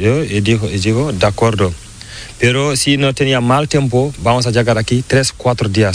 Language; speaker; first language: Spanish; non-native, learner; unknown